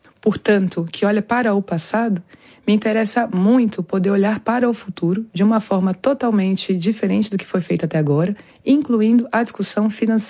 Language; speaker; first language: Portuguese; native; Portuguese